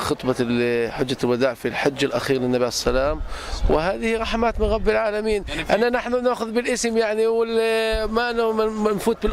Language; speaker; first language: Arabic; native; Arabic